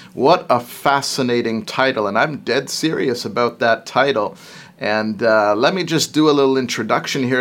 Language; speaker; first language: English; native; English